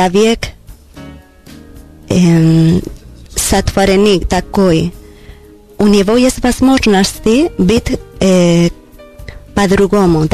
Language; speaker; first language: Russian; non-native, learner; Spanish